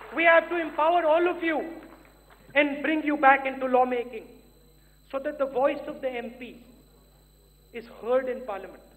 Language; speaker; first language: English; non-native, local second language; Hindi